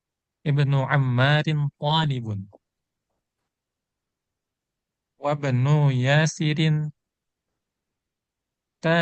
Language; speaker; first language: Arabic; non-native, learner; Indonesian